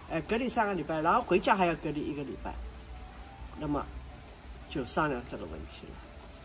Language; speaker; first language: Chinese; non-native, local second language; Wu Chinese